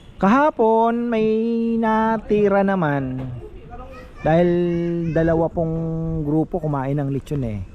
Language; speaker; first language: Filipino; native; Filipino